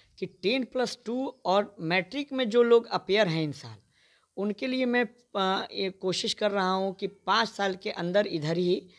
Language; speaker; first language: Hindi; native; Hindi